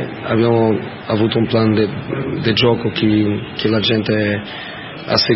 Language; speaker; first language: Italian; non-native, fluent; Portuguese